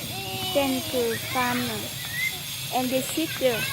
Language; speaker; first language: French; non-native, learner; Vietnamese